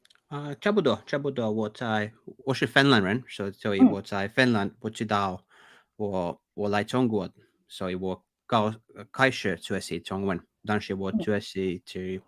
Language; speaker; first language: Chinese; non-native, learner; Finnish